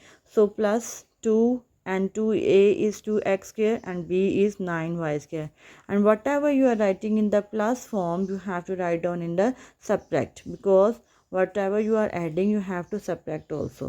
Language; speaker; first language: English; non-native, local second language; Urdu